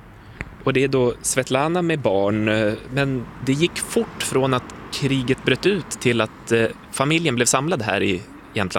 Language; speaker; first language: Swedish; native; Swedish